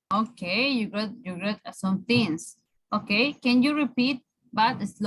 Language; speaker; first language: English; non-native, fluent; Spanish